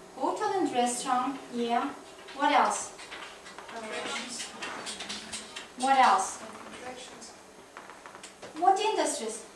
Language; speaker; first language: English; non-native, fluent; Russian